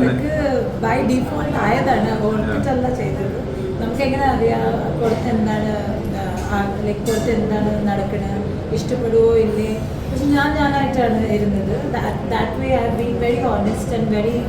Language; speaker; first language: Malayalam; early bilingual, heritage; Malayalam